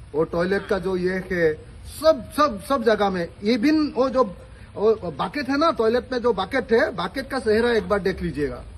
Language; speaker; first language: Hindi; non-native, local second language; Assamese